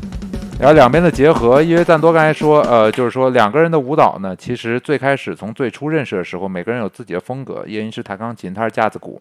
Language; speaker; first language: Chinese; native; Chinese